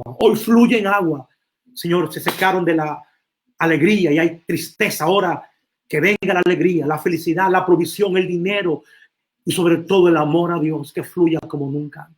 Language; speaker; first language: Spanish; native; Spanish